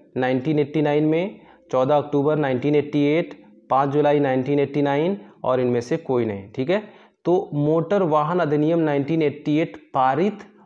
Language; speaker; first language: Hindi; native; Hindi